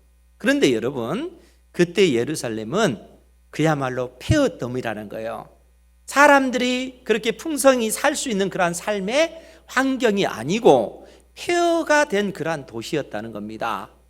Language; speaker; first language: Korean; native; Korean